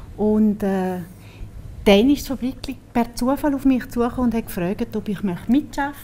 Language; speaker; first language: German; native; German